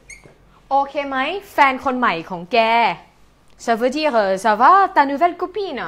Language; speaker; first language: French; non-native, fluent; Thai